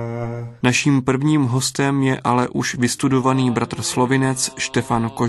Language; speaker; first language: Czech; native; Czech